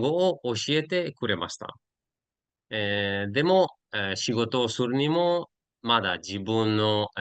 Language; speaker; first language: Japanese; non-native, learner; Italian